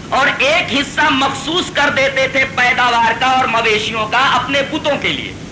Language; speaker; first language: Urdu; native; Urdu